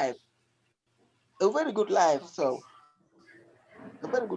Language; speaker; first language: English; non-native, learner; French